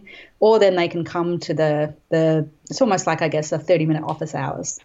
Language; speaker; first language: English; native; English